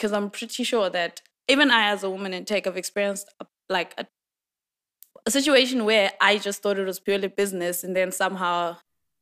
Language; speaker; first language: English; non-native, local second language; Swati